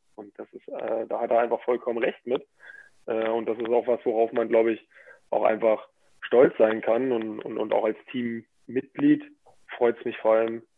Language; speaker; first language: German; native; German